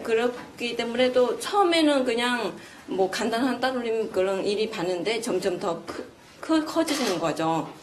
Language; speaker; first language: Korean; non-native, fluent; Vietnamese